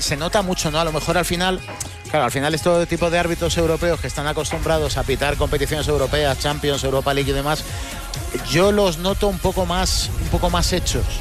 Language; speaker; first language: Spanish; native; Spanish